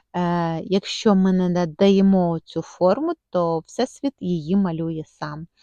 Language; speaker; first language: Ukrainian; non-native, local second language; Russian